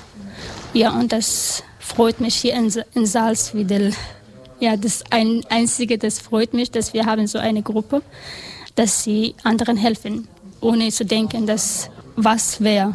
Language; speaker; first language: German; non-native, learner; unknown